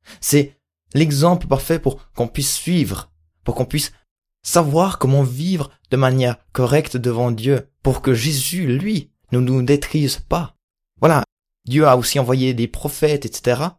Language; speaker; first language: French; native; French